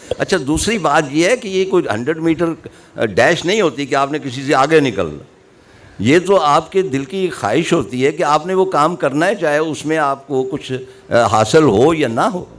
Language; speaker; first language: Urdu; non-native, local second language; Punjabi